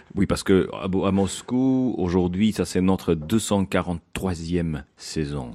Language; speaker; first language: French; non-native, fluent; Russian